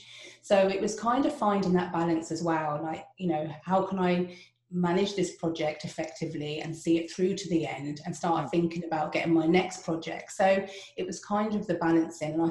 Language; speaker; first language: English; native; English